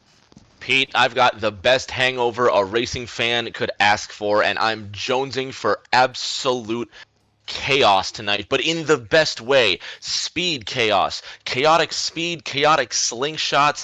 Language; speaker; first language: English; native; English